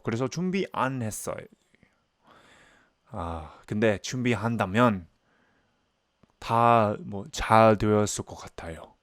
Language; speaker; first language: Korean; non-native, learner; English